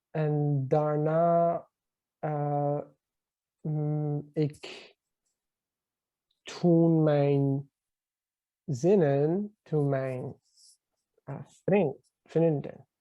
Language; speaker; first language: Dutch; non-native, learner; Persian